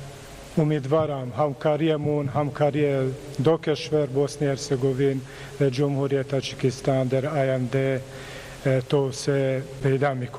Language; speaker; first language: Persian; non-native, fluent; Bosnian